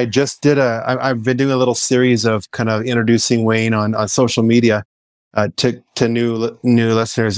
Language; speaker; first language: English; native; English